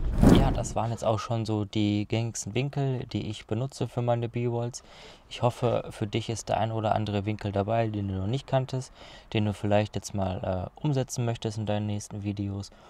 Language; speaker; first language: German; native; German